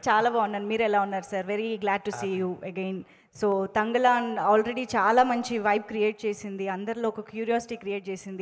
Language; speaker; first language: Telugu; native; Telugu